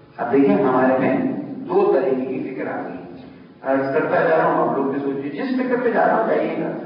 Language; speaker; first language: Urdu; non-native, local second language; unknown